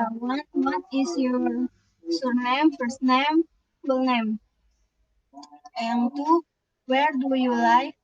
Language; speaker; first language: English; non-native, learner; Indonesian